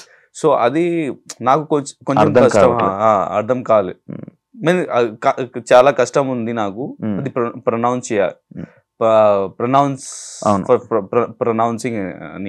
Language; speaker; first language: Telugu; non-native, learner; Hindi